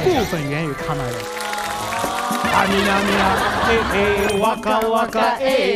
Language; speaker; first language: Chinese; non-native, fluent; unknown